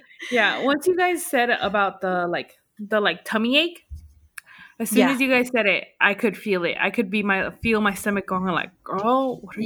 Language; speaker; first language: English; early bilingual, other home language; Spanish